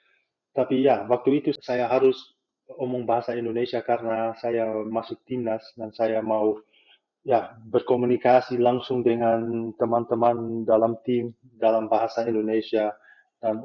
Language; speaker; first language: Indonesian; non-native, fluent; Dutch